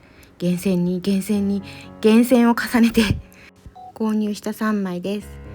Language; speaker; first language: Japanese; native; Japanese